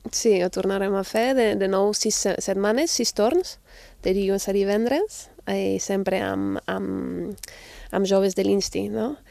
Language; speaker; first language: Catalan; non-native, fluent; German